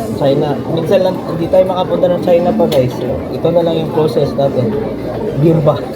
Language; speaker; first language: Filipino; non-native, local second language; Cebuano